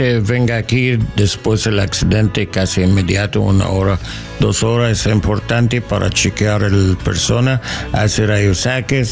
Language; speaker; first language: Spanish; non-native, learner; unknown